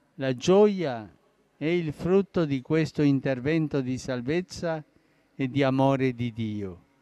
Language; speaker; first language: Italian; early bilingual, heritage; Spanish